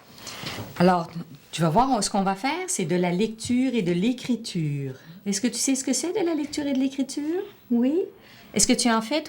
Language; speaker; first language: French; native; French